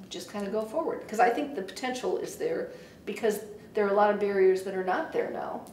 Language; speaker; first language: English; native; English